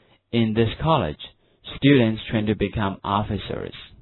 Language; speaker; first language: English; non-native, fluent; Chinese